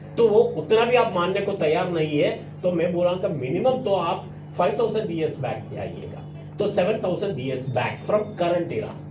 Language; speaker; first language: Hindi; non-native, local second language; Malayalam